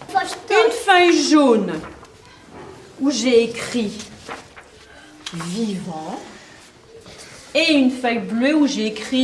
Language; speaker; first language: French; native; French